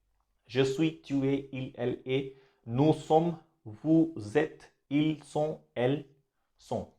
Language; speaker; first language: French; non-native, fluent; Hindi